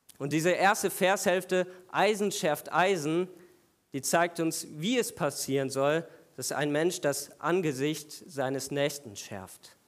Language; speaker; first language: German; native; German